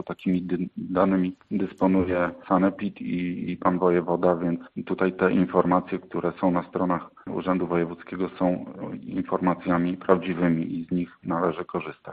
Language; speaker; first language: Polish; native; Polish